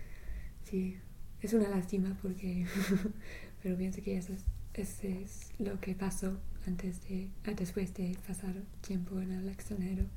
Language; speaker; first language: Spanish; non-native, fluent; English